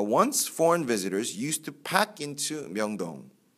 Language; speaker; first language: English; non-native, fluent; Korean